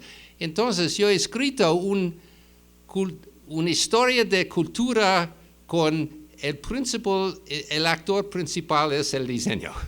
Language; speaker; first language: Spanish; non-native, fluent; English